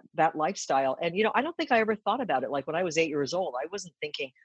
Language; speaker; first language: English; early bilingual, other home language; Japanese